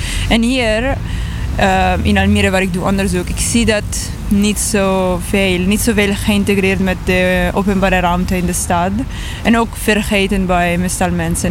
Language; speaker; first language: Dutch; non-native, learner; Italian